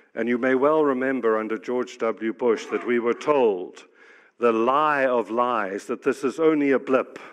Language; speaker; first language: English; native; English